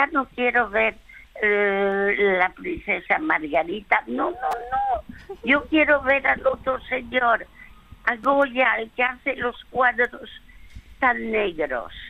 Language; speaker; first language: Spanish; early bilingual, other home language; French